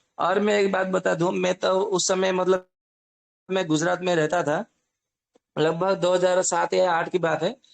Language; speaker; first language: Hindi; non-native, local second language; Odia